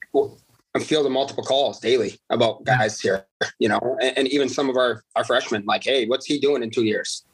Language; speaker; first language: English; non-native, fluent; Uzbek